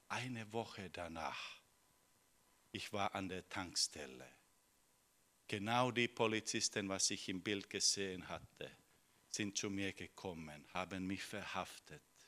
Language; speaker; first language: German; non-native, fluent; Finnish